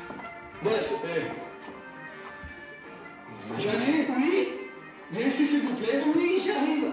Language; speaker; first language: French; non-native, learner; Turkish